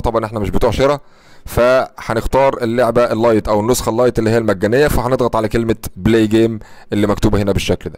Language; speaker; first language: Arabic; native; Arabic